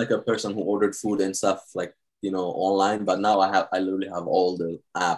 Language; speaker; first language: English; non-native, fluent; Tigrinya